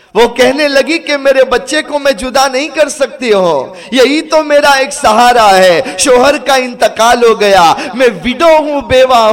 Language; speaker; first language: Urdu; early bilingual, heritage; Urdu